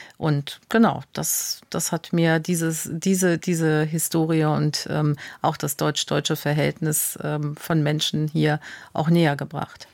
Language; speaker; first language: German; native; German